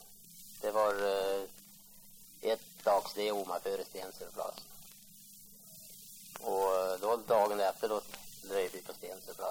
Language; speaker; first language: Swedish; native; Swedish